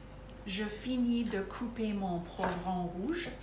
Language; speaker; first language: French; non-native, local second language; English